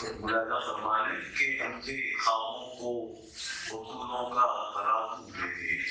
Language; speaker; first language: Urdu; native; Urdu